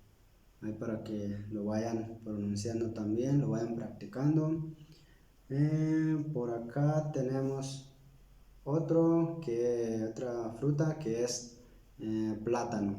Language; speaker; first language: Spanish; non-native, local second language; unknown